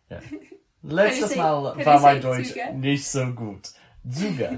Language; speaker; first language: German; non-native, learner; English